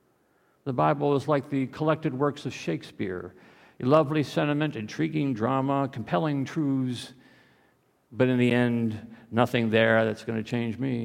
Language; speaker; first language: English; native; English